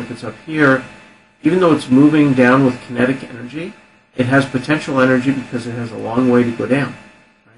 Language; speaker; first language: English; native; English